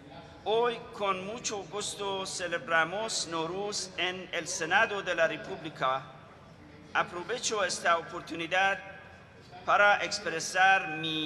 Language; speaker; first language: Spanish; non-native, fluent; Persian